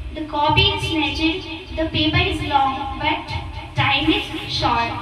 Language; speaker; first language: English; non-native, local second language; Hindi